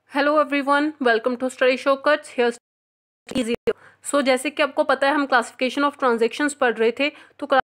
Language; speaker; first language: Hindi; non-native, local second language; Punjabi